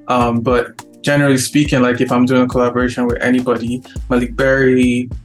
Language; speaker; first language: English; non-native, local second language; Yoruba